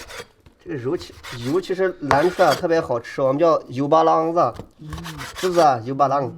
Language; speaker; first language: Chinese; native; Chinese